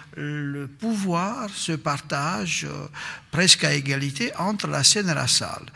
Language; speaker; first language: French; non-native, fluent; Romanian